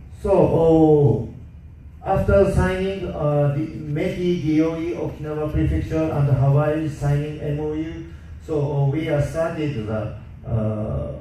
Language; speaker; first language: English; non-native, learner; Japanese